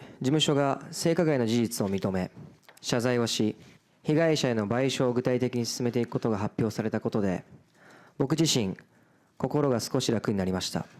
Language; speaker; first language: Japanese; early bilingual, other home language; Portuguese